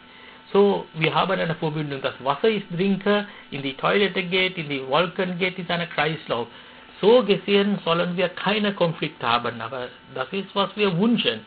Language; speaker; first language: German; non-native, fluent; Sinhala